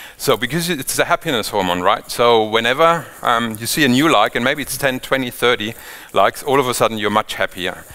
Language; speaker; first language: English; non-native, fluent; German